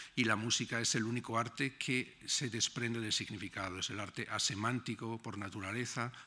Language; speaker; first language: Spanish; native; Spanish